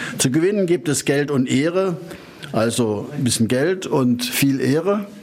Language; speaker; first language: German; native; German